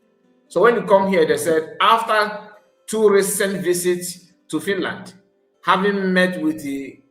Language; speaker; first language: English; non-native, local second language; Igbo